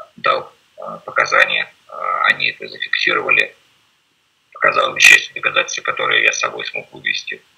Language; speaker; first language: Russian; native; Russian